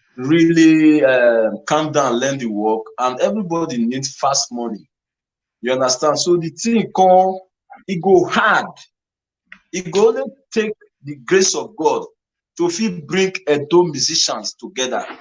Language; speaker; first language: Nigerian Pidgin; non-native, local second language; Bini